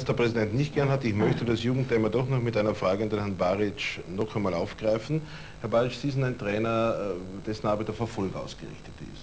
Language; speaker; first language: German; native; German